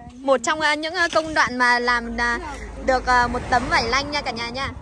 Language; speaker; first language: Vietnamese; non-native, local second language; Hmong